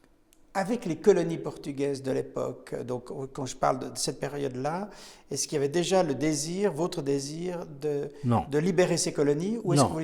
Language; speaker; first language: French; native; French